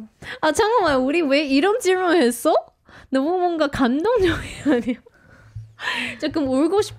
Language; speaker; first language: Korean; non-native, fluent; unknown